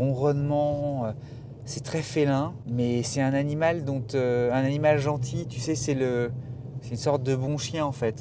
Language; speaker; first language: French; native; French